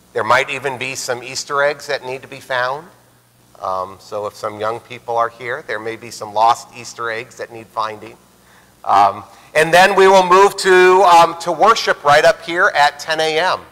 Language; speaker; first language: English; native; English